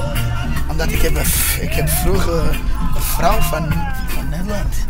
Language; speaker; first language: Dutch; non-native, learner; Portuguese